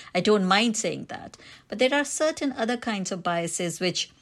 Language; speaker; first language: English; non-native, local second language; Hindi